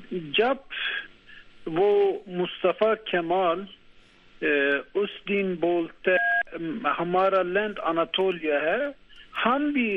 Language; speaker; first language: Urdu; non-native, learner; Turkish